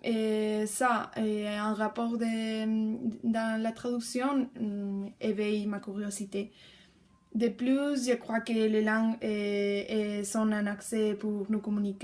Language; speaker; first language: French; non-native, learner; Spanish